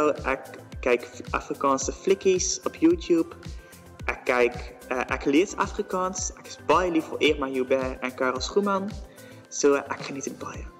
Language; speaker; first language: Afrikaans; non-native, learner; Dutch